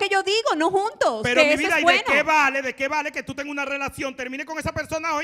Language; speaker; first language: Spanish; native; Spanish